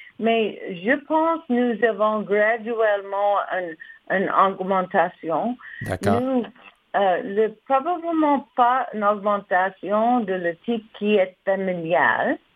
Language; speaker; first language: French; non-native, learner; English